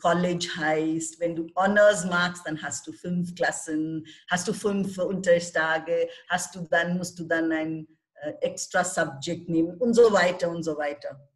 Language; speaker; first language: German; non-native, fluent; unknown